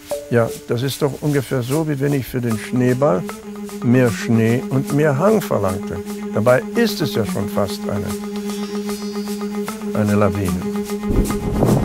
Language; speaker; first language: German; early bilingual, heritage; German